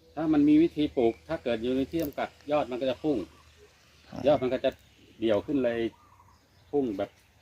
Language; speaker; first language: Thai; native; Thai